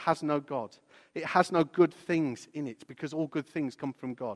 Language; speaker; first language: English; native; English